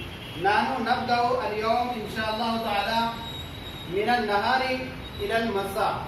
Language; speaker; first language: Arabic; non-native, fluent; Urdu